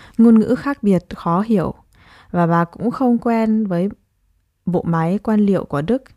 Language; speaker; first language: Vietnamese; early bilingual, heritage; Vietnamese